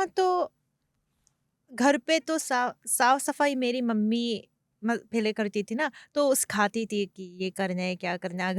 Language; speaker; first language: Hindi; non-native, fluent; Japanese